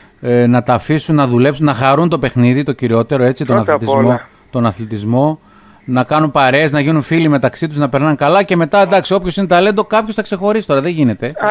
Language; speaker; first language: Greek; native; Greek